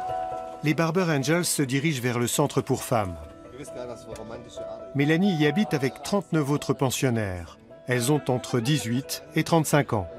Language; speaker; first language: French; native; French